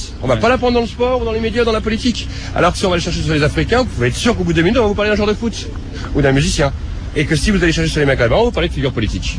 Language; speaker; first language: French; native; French